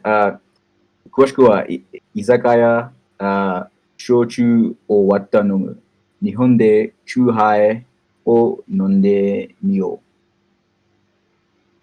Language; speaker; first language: Japanese; non-native, learner; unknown